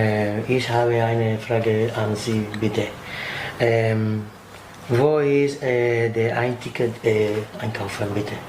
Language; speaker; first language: German; non-native, learner; Spanish